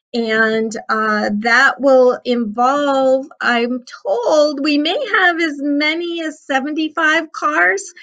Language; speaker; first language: English; native; English